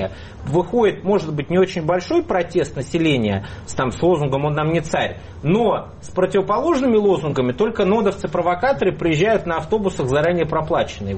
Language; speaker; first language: Russian; native; Russian